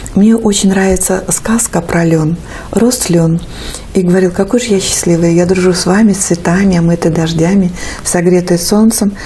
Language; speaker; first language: Russian; native; Russian